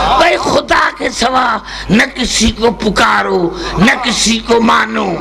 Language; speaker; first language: Urdu; non-native, local second language; Sindhi